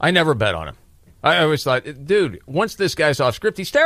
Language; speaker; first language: English; native; English